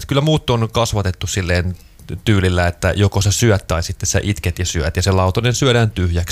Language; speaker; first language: Finnish; native; Finnish